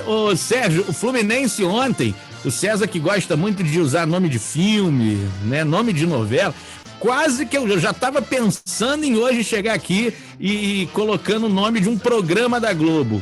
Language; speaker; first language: Portuguese; native; Portuguese